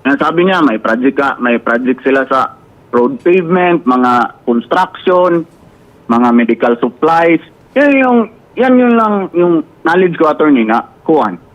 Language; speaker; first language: Filipino; native; Filipino